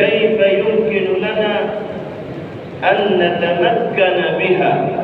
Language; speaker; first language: Arabic; non-native, fluent; Urdu